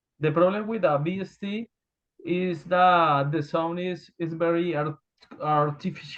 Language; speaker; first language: English; non-native, learner; Spanish